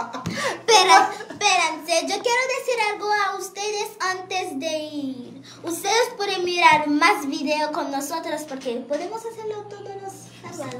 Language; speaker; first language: Spanish; non-native, learner; Haitian Creole